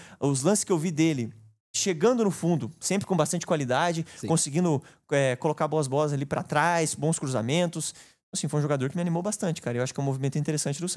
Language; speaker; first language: Portuguese; native; Portuguese